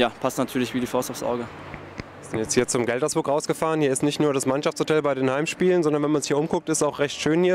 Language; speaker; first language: German; native; German